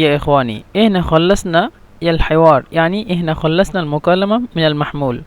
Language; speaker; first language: Egyptian Arabic; non-native, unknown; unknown